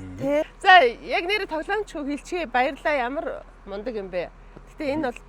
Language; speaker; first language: Mongolian; native; Mongolian